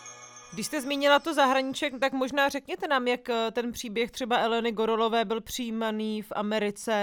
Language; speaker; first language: Czech; native; Czech